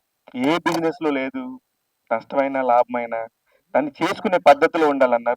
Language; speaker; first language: Telugu; native; Telugu